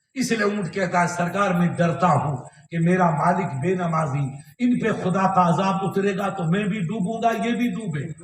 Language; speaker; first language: Urdu; non-native, local second language; Sindhi